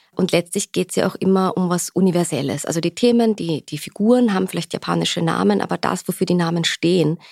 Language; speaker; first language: German; native; German